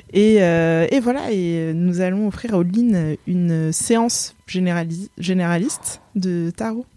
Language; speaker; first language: French; native; French